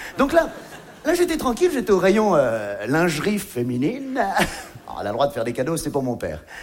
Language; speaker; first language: French; native; French